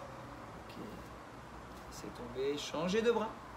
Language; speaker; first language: French; native; French